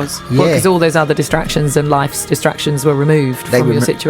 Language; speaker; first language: English; native; English